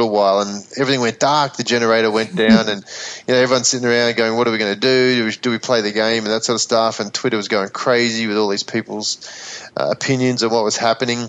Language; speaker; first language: English; native; English